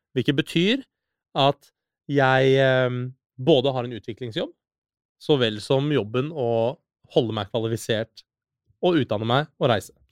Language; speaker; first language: Norwegian; early bilingual, other home language; Persian